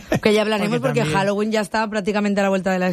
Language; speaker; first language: Spanish; native; Spanish